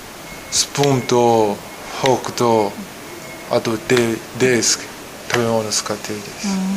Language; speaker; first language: Japanese; non-native, learner; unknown